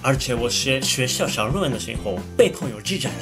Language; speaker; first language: Chinese; non-native, fluent; Japanese